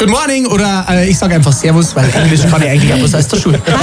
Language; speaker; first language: German; native; German